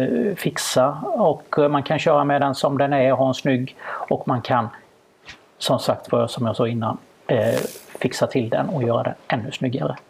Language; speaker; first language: Swedish; native; Swedish